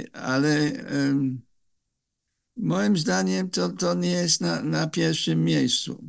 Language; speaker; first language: Polish; non-native, fluent; English